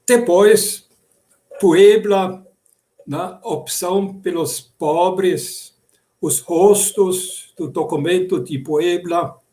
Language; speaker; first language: Portuguese; non-native, fluent; German